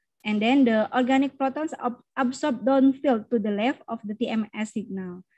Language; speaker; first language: English; non-native, learner; Indonesian